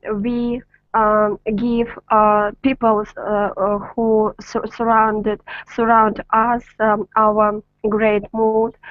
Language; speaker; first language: English; non-native, learner; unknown